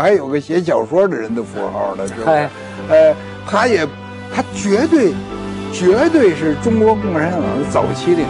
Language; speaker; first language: Chinese; native; Chinese